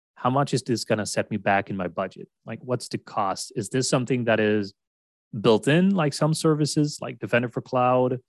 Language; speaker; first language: English; non-native, fluent; Swedish